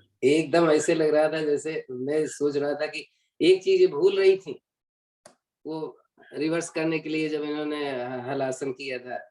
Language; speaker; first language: Hindi; native; Hindi